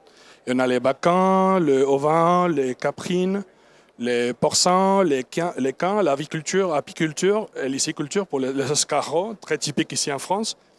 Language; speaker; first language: French; non-native, learner; Spanish